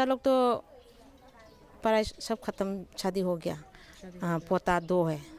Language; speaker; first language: Hindi; non-native, local second language; Manipuri